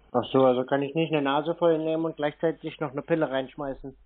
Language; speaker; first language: German; native; German